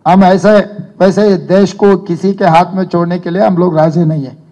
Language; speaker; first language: Hindi; non-native, local second language; Telugu